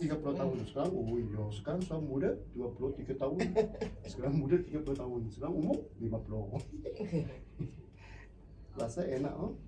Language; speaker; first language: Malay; non-native, local second language; Cantonese